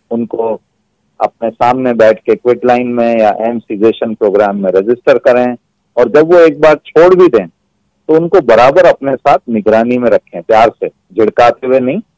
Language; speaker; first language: Hindi; native; Hindi